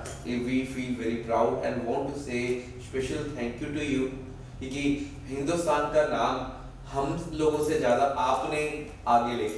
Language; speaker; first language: Hindi; native; Hindi